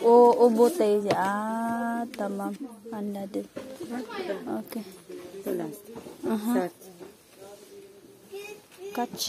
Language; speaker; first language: Turkish; non-native, learner; Filipino